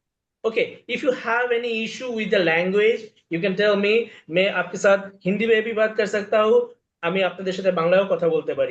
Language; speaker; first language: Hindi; non-native, fluent; Bangla